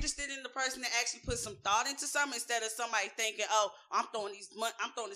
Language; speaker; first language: English; native; English